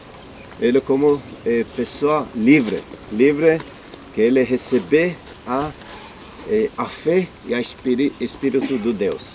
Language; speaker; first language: Portuguese; non-native, learner; Hebrew